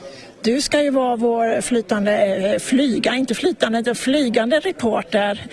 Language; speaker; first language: Swedish; native; Swedish